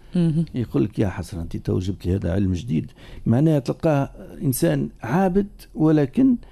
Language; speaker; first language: Arabic; native; Arabic